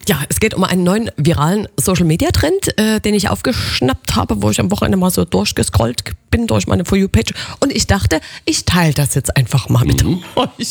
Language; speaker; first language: German; native; German